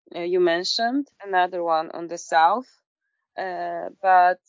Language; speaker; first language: English; non-native, fluent; Polish